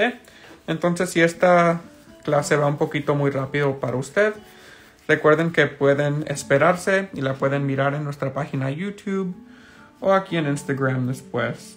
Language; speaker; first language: Spanish; early bilingual, heritage; Spanish